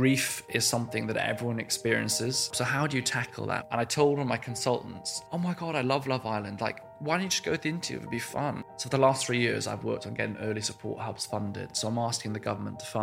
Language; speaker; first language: English; native; English